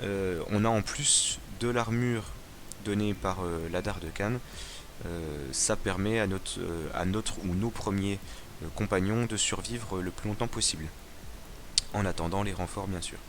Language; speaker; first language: French; native; French